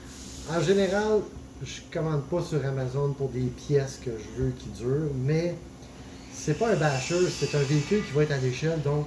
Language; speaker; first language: French; native; French